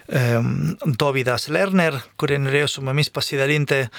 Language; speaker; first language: Lithuanian; non-native, fluent; Spanish